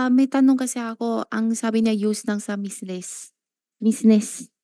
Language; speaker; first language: Filipino; non-native, learner; Chinese